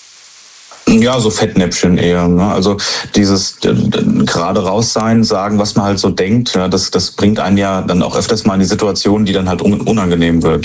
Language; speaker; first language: German; native; German